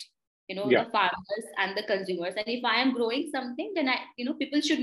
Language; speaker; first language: English; non-native, local second language; Hindi